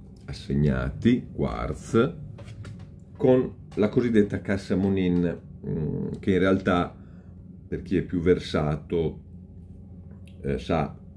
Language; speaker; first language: Italian; native; Italian